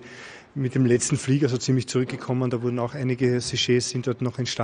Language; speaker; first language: German; native; German